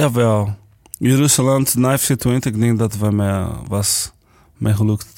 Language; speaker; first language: Dutch; non-native, learner; Portuguese